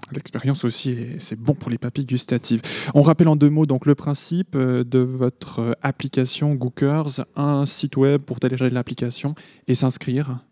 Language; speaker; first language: French; native; French